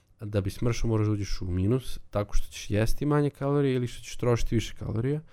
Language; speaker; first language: Serbian; native; Serbian